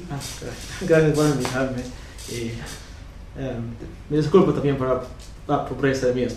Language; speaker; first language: Spanish; non-native, fluent; English